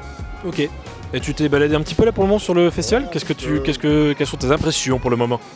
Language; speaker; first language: French; native; French